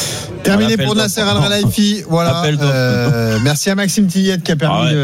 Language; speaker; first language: French; native; French